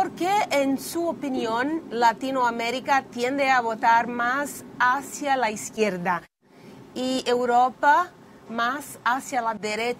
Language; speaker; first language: Spanish; non-native, fluent; Portuguese